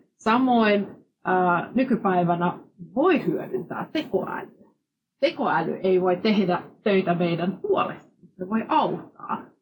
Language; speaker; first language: Finnish; non-native, fluent; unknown